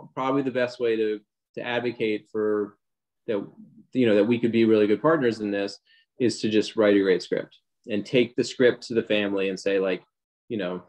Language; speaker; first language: English; native; English